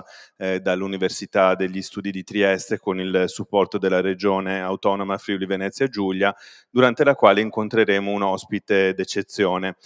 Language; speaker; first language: Italian; native; Italian